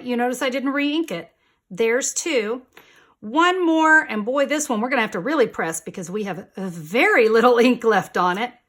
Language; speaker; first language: English; native; English